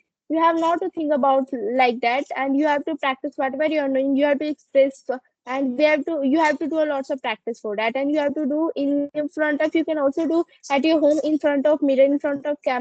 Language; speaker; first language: English; non-native, learner; Hindi